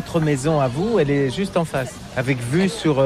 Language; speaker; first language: French; native; French